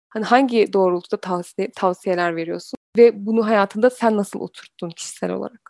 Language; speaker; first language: Turkish; early bilingual, heritage; Turkish